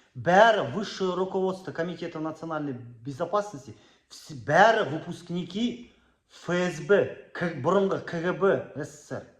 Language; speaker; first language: Russian; non-native, local second language; Kazakh